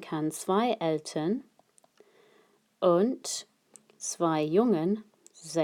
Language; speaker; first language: German; non-native, fluent; English